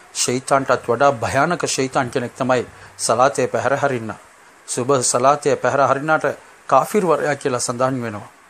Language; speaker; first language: Sinhala; non-native, local second language; Tamil